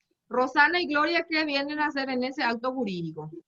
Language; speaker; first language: Spanish; native; Spanish